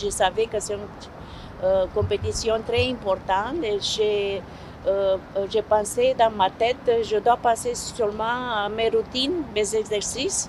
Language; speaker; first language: French; non-native, learner; Romanian